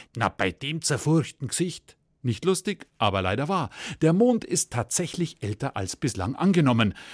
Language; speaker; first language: German; native; German